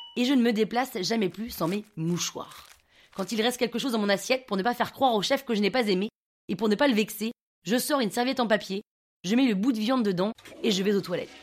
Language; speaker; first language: French; non-native, fluent; English